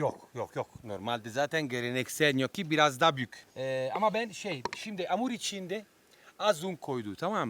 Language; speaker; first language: Turkish; non-native, fluent; Italian